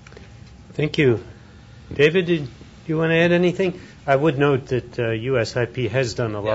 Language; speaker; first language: English; native; English